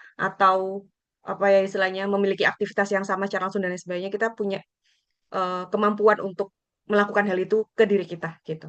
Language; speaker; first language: Indonesian; native; Indonesian